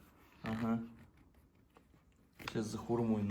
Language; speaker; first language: Russian; native; Russian